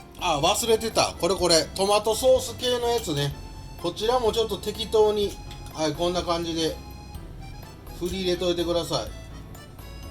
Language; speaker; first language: Japanese; native; Japanese